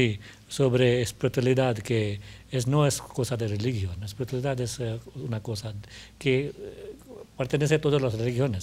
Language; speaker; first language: Spanish; non-native, learner; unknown